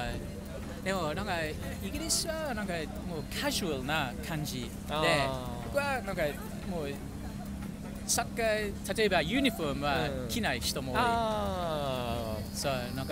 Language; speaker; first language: Japanese; non-native, fluent; English